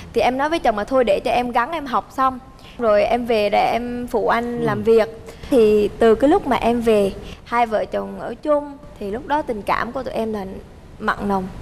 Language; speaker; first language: Vietnamese; early bilingual, heritage; Vietnamese